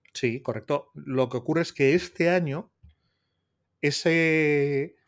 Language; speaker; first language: Spanish; native; Spanish